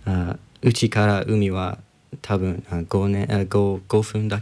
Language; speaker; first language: Japanese; non-native, learner; English